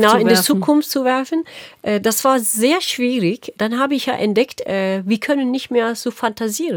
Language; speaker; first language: German; non-native, local second language; Turkish